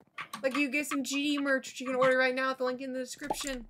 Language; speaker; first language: English; native; English